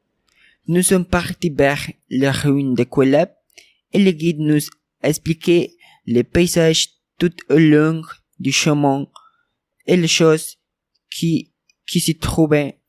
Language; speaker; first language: French; non-native, learner; Spanish